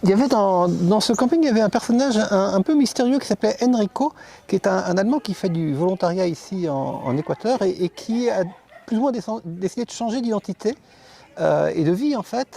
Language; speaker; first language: French; native; French